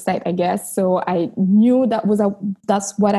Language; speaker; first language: English; non-native, fluent; Haitian Creole